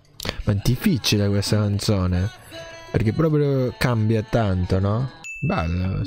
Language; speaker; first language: Italian; non-native, learner; Japanese